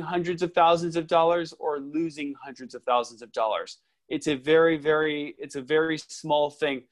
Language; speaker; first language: English; native; English